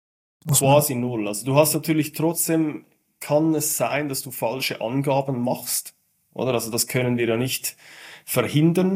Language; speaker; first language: German; native; German